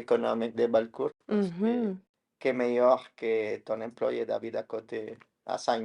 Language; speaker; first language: French; non-native, learner; Spanish